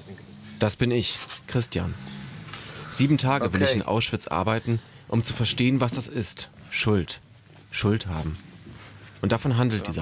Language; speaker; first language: German; native; German